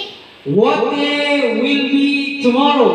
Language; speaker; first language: English; non-native, learner; Indonesian